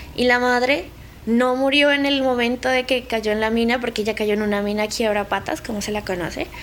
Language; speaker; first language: Spanish; native; Spanish